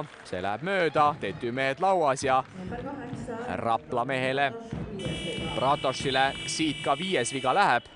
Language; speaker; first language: Estonian; native; Estonian